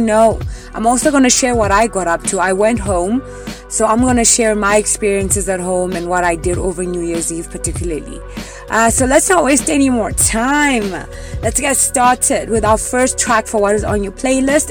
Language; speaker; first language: English; non-native, local second language; Venda